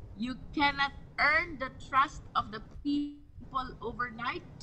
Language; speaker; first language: English; non-native, local second language; Filipino